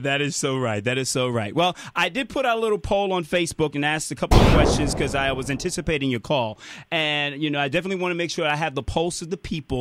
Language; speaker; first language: English; native; English